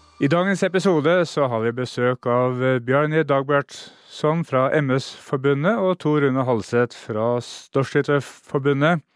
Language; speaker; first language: Norwegian; native; Norwegian